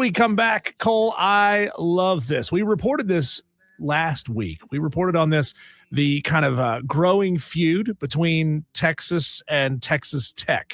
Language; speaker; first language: English; native; English